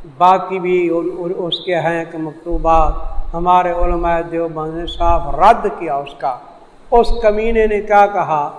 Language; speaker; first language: Urdu; non-native, local second language; Saraiki